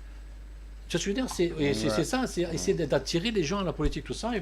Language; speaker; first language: French; early bilingual, other home language; Turkish